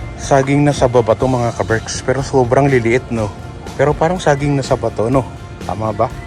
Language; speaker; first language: Filipino; non-native, local second language; Pampanga